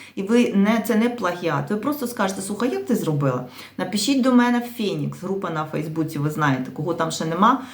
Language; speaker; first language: Ukrainian; native; Ukrainian